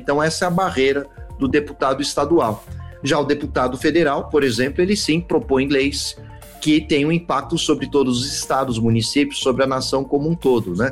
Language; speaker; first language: Portuguese; native; Portuguese